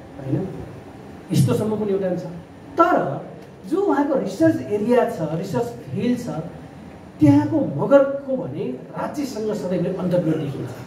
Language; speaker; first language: Nepali; native; Nepali